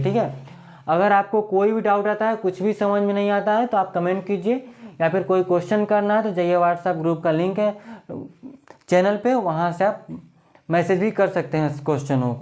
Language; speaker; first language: Hindi; native; Hindi